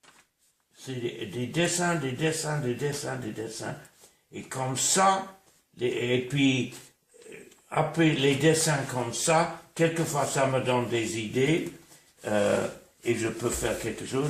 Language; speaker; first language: French; non-native, fluent; English